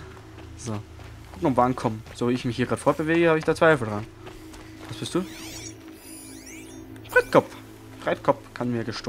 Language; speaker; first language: German; native; German